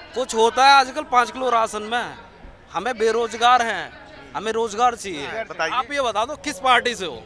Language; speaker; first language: Hindi; native; Hindi